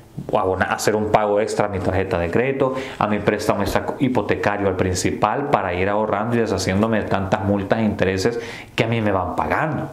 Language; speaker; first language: Spanish; native; Spanish